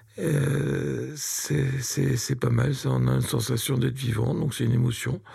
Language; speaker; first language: French; native; French